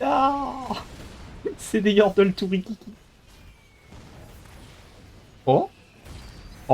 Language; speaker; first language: French; native; French